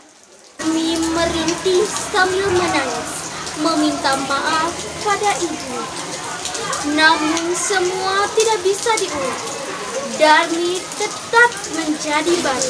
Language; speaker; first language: Indonesian; non-native, local second language; Balinese